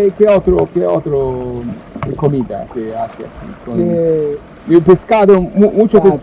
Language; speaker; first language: Spanish; non-native, learner; Italian